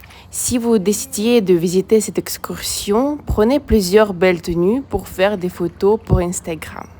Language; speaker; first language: French; non-native, fluent; Russian